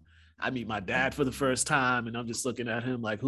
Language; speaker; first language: English; early bilingual, other home language; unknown